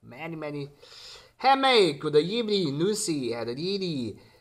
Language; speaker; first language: English; non-native, learner; Chinese